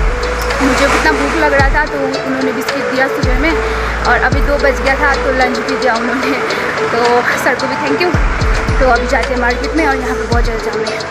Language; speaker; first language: Hindi; non-native, local second language; Nepali